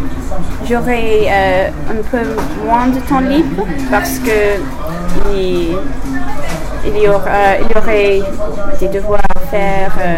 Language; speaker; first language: French; non-native, learner; English